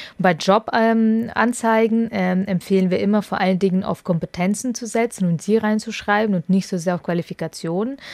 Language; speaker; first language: German; early bilingual, other home language; Russian